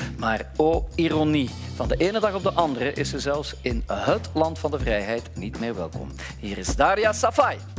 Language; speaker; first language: Dutch; native; Dutch